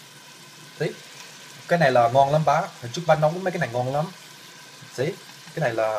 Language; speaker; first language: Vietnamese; early bilingual, heritage; Vietnamese